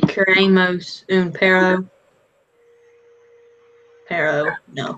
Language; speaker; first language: Spanish; non-native, learner; English